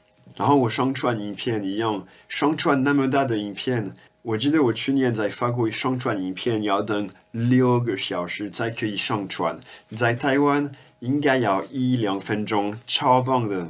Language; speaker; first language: Chinese; non-native, fluent; French